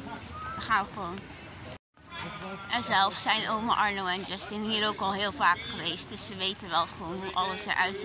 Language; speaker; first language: Dutch; native; Dutch